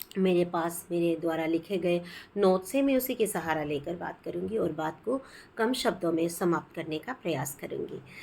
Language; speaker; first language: Hindi; non-native, local second language; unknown